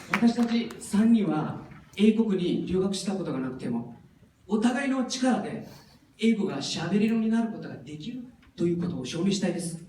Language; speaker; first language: Japanese; non-native, fluent; Nepali